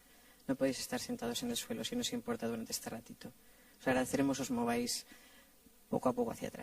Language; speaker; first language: Spanish; native; Spanish